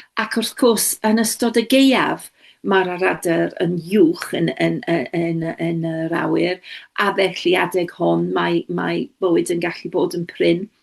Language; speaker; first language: Welsh; non-native, local second language; English